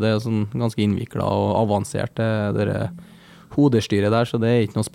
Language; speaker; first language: Norwegian; native; Norwegian